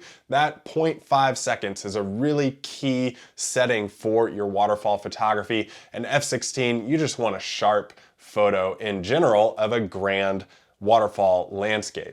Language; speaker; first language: English; native; English